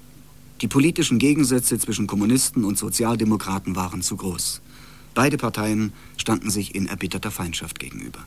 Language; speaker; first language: German; native; German